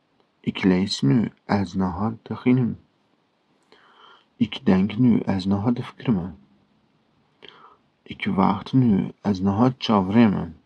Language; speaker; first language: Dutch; non-native, learner; Kurdish